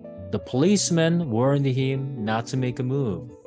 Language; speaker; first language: English; non-native, fluent; Korean